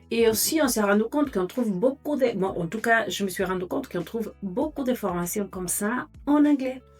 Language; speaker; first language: French; non-native, fluent; Spanish